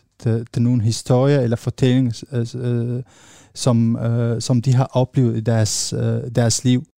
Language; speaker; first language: Danish; non-native, fluent; Arabic